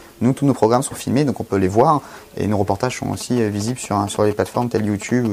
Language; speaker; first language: French; native; French